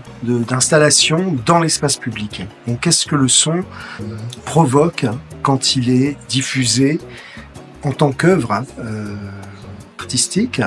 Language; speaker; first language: French; native; French